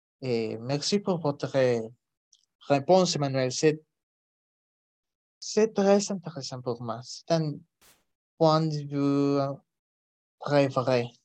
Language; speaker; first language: French; non-native, learner; Spanish